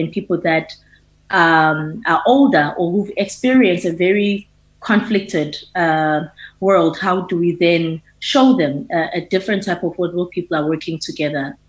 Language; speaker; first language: English; non-native, local second language; Xhosa